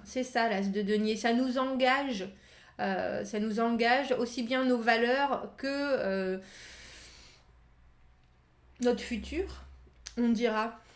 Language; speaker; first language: French; native; French